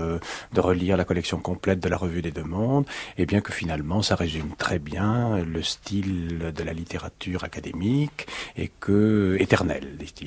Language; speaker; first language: French; native; French